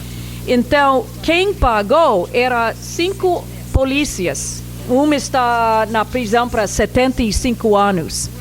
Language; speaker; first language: Portuguese; non-native, fluent; English